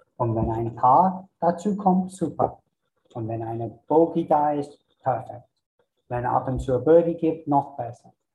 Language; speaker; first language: German; non-native, fluent; English